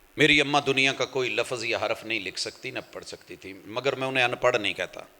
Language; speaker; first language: Urdu; non-native, local second language; Punjabi